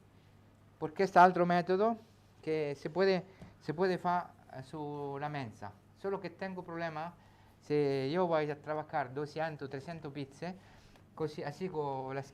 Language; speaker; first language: Spanish; non-native, learner; Italian